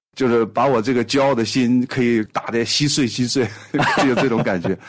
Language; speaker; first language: Chinese; native; Chinese